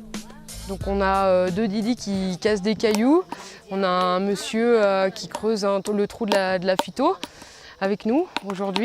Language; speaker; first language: French; native; French